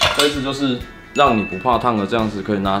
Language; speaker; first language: Chinese; native; Chinese